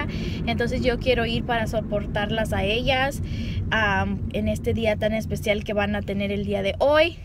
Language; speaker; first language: Spanish; early bilingual, heritage; Spanish